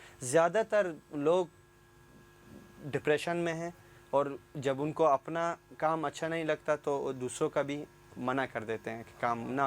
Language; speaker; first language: Hindi; non-native, fluent; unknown